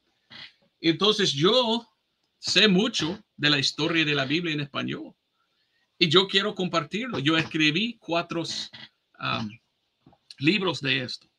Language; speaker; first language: Spanish; non-native, fluent; English